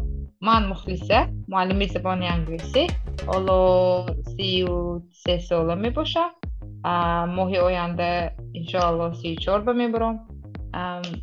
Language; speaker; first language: English; non-native, fluent; Tajik